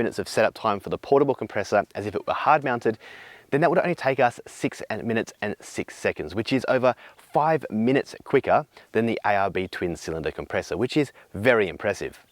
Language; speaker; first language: English; native; English